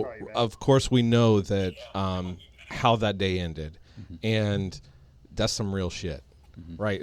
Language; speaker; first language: English; native; English